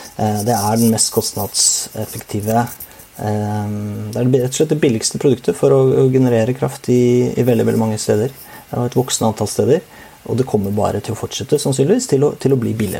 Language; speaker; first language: Norwegian; native; Norwegian